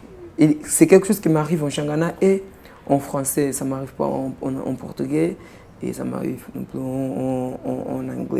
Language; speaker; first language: French; non-native, fluent; Tsonga